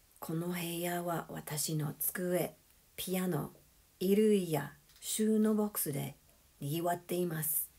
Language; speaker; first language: Japanese; non-native, fluent; English